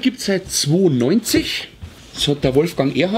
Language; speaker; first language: German; native; German